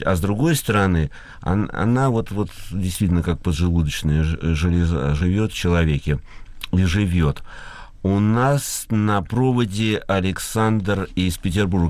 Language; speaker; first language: Russian; native; Russian